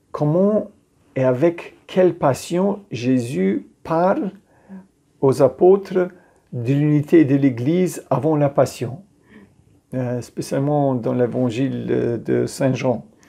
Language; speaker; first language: French; non-native, fluent; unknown